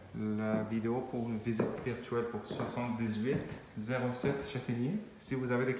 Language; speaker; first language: French; non-native, fluent; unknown